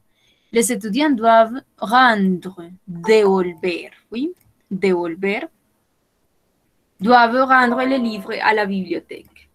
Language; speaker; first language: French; non-native, fluent; Spanish